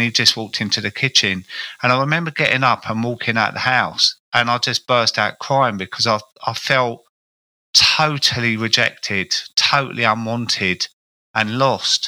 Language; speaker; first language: English; native; English